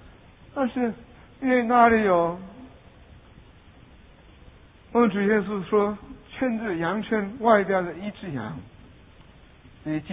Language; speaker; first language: Chinese; non-native, fluent; Korean